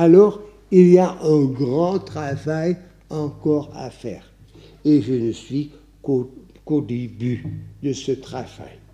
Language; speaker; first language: French; non-native, fluent; Dutch